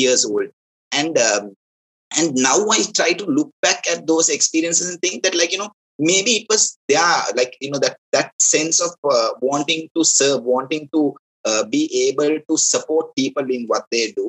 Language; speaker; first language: English; non-native, local second language; Sinhala